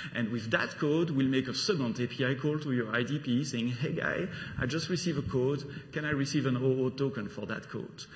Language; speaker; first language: English; non-native, fluent; French